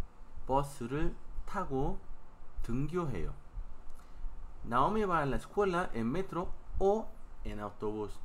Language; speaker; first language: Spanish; non-native, fluent; Korean